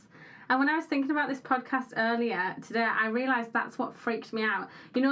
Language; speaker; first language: English; native; English